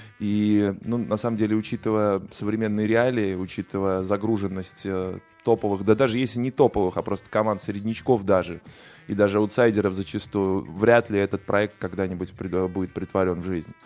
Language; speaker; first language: Russian; native; Russian